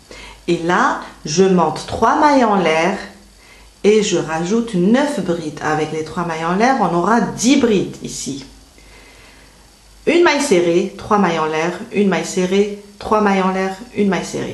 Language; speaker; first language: French; native; French